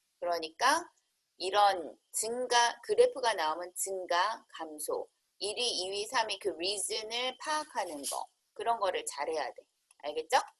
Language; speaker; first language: Korean; native; Korean